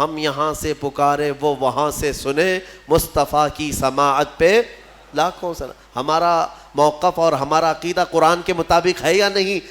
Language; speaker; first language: Urdu; native; Urdu